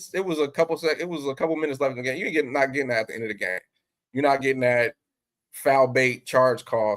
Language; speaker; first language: English; native; English